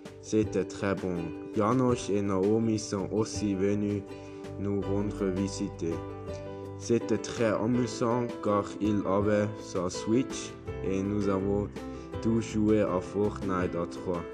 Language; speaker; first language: French; non-native, learner; German